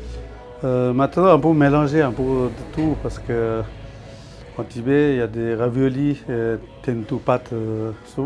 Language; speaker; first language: French; non-native, learner; Tibetan